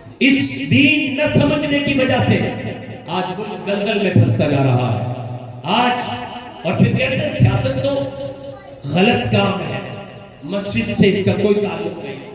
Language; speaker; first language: Urdu; non-native, local second language; Pashto